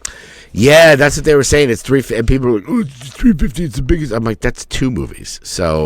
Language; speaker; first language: English; native; English